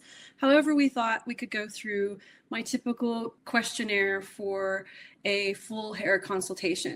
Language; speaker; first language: English; native; English